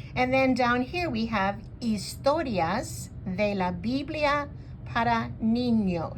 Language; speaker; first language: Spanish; non-native, fluent; English